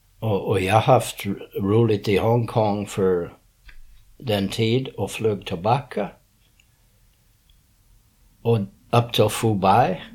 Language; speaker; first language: Swedish; early bilingual, heritage; English